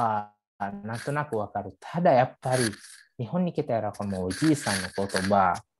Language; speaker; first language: Japanese; non-native, fluent; Indonesian